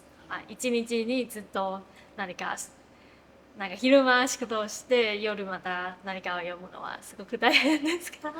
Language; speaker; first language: Japanese; non-native, fluent; Chinese